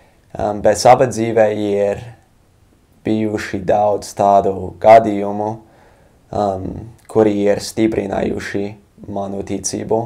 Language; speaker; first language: Latvian; non-native, fluent; English